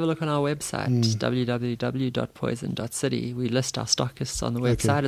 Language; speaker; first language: English; native; English